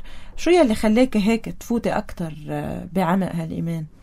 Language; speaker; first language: Arabic; native; Arabic